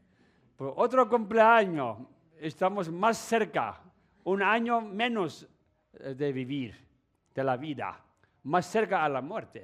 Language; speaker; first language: Spanish; non-native, learner; Tibetan